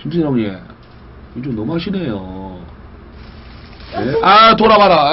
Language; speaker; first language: Korean; native; Korean